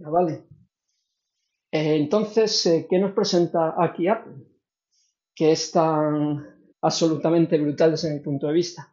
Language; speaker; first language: Spanish; native; Spanish